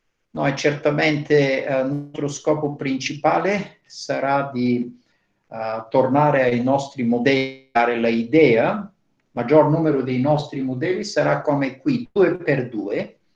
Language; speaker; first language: Italian; non-native, fluent; Bulgarian